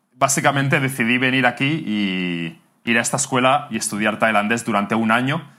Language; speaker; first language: Spanish; native; Spanish